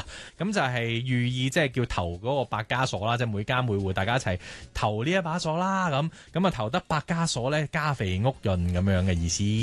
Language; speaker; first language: Cantonese; native; Cantonese